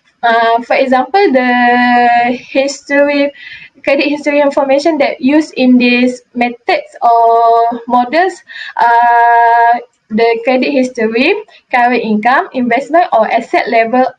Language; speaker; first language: English; non-native, local second language; Malay